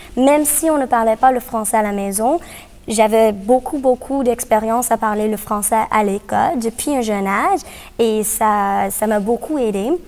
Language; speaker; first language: French; non-native, local second language; English